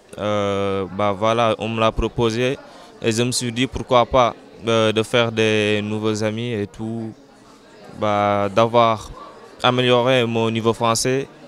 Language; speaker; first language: French; non-native, local second language; Wolof